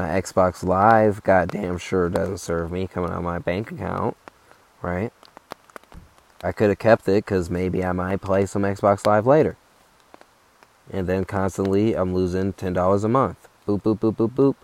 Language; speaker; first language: English; native; English